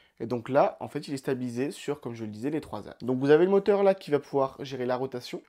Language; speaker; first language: French; native; French